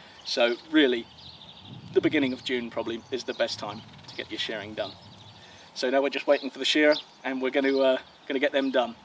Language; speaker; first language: English; native; English